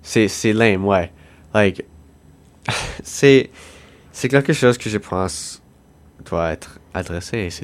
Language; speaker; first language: French; non-native, local second language; English